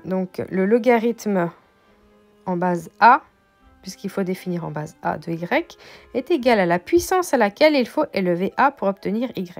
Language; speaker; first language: French; native; French